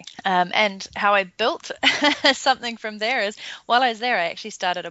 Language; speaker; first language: English; native; English